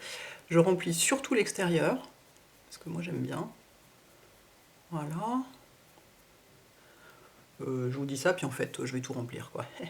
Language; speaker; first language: French; native; French